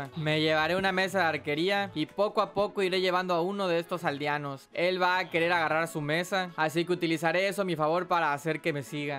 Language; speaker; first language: Spanish; native; Spanish